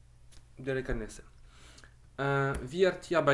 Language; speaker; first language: Norwegian; non-native, learner; French